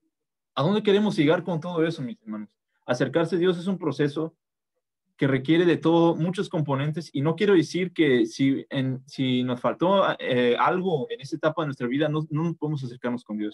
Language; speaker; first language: Spanish; native; Spanish